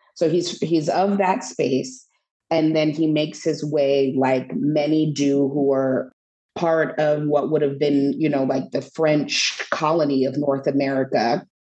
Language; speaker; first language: English; native; English